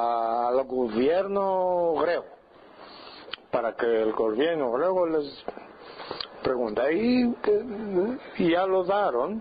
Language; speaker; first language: Spanish; non-native, fluent; Greek